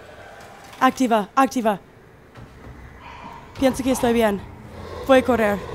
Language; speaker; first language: Spanish; non-native, learner; English